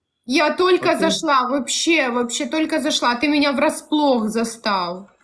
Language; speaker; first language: Russian; native; Russian